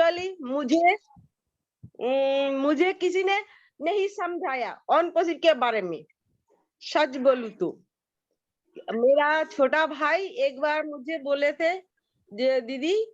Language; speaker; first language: Hindi; non-native, local second language; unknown